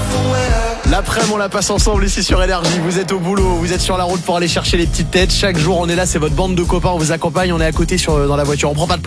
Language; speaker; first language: French; native; French